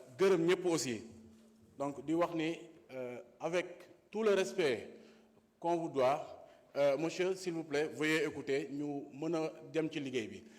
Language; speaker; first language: Wolof; non-native, local second language; Fula